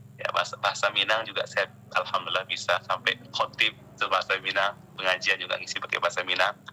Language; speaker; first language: Indonesian; non-native, local second language; Achinese